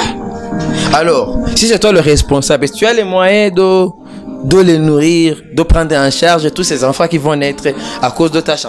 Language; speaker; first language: French; non-native, local second language; Rundi